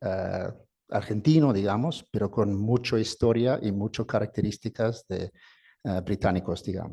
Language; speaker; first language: Spanish; non-native, fluent; English